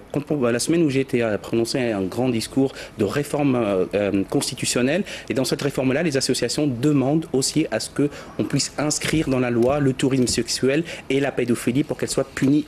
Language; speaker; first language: French; native; French